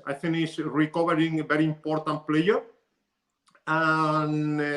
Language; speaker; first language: English; non-native, learner; Spanish